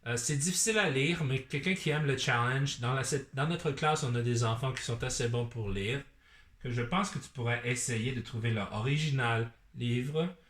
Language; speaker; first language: French; non-native, learner; English